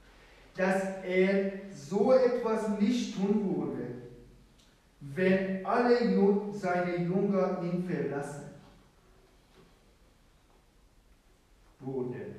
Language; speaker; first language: German; non-native, fluent; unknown